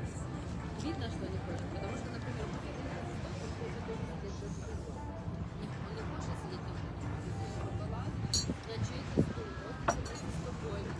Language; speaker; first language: Russian; non-native, fluent; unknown